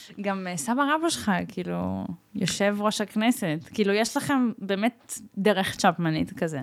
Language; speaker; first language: Hebrew; early bilingual, other home language; Russian